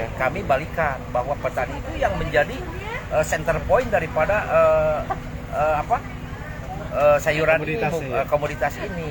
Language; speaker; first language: Indonesian; native; Indonesian